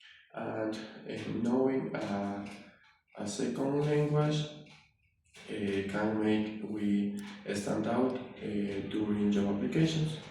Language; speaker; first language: English; non-native, learner; Spanish